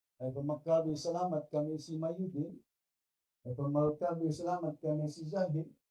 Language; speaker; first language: Malay; non-native, local second language; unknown